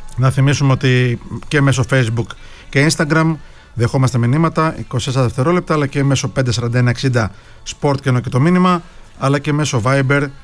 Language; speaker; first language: Greek; native; Greek